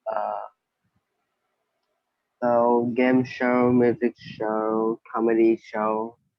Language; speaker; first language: English; non-native, learner; Vietnamese